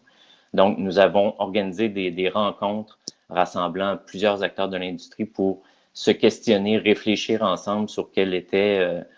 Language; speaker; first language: French; native; French